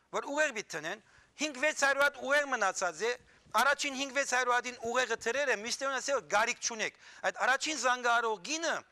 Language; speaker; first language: Armenian; native; Armenian